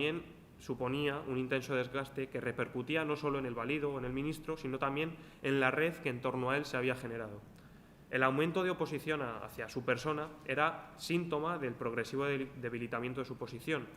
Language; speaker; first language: Spanish; native; Spanish